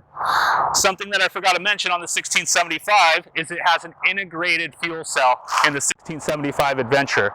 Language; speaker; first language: English; native; English